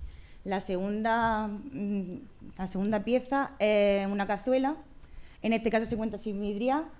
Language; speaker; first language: Spanish; native; Spanish